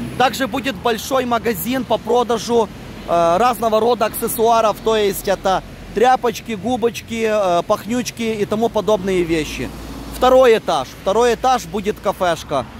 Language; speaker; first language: Russian; non-native, local second language; Ukrainian